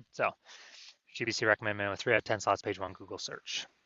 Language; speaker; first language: English; native; English